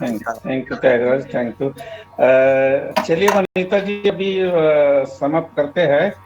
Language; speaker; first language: Hindi; native; Hindi